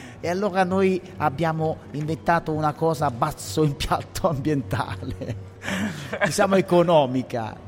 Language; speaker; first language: Italian; native; Italian